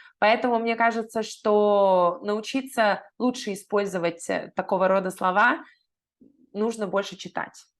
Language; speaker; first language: Russian; native; Russian